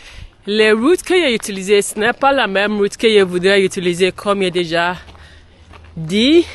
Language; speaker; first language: French; non-native, learner; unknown